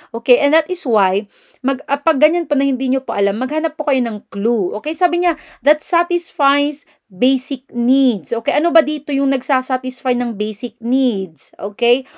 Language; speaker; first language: Filipino; non-native, local second language; Iloko